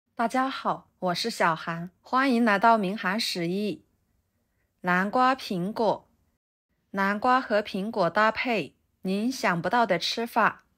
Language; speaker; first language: Chinese; native; Chinese